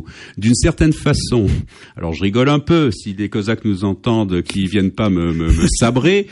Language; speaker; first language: French; native; French